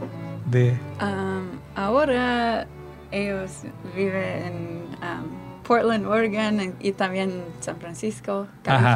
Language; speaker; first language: Spanish; non-native, learner; English